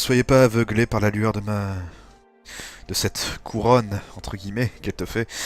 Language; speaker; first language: French; native; French